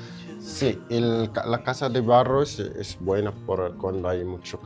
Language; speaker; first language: Spanish; non-native, learner; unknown